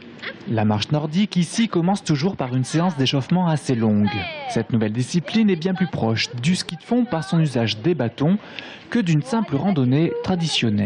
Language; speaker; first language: French; native; French